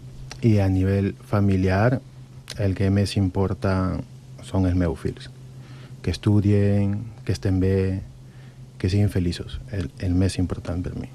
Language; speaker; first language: Catalan; non-native, fluent; Spanish